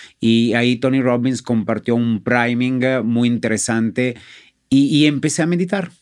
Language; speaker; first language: Spanish; non-native, fluent; Italian